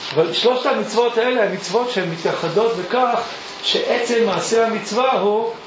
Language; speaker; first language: Hebrew; early bilingual, other home language; English